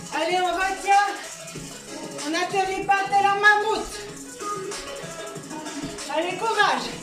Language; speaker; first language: French; native; French